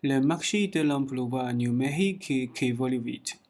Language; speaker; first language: French; non-native, learner; Chinese